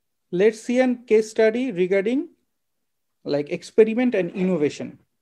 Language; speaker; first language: English; non-native, local second language; Bangla